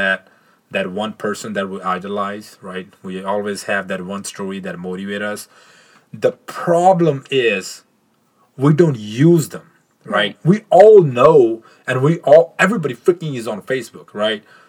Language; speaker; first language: English; non-native, local second language; Punjabi